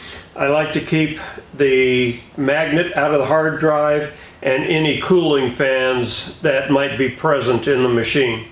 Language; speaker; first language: English; native; English